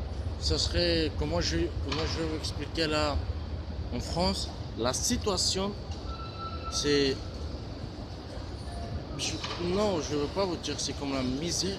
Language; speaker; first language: French; non-native, fluent; Bulgarian